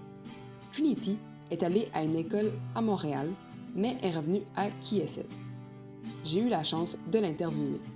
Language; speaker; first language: French; native; French